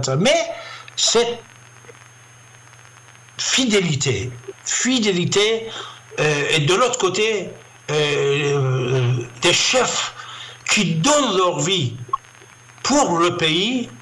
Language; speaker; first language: French; non-native, fluent; Persian